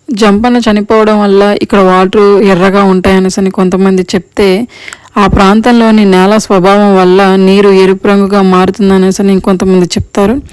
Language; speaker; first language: Telugu; native; Telugu